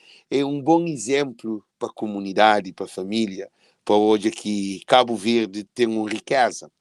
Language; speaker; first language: Portuguese; non-native, local second language; Kabuverdianu